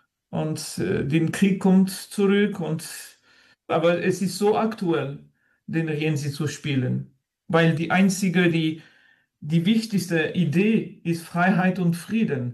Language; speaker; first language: German; non-native, learner; French